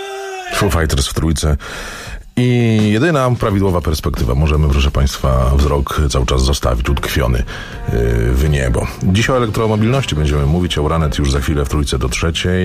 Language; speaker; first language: Polish; native; Polish